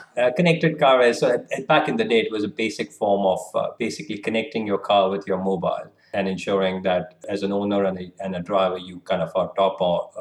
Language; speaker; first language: English; non-native, local second language; Hindi